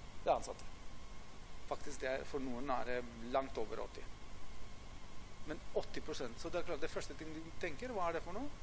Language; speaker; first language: Norwegian; non-native, fluent; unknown